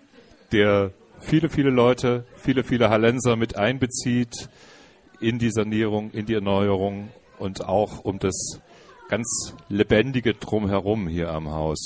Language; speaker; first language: German; native; German